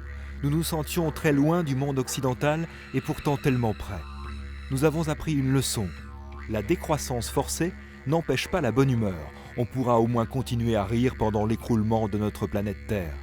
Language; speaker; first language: French; native; French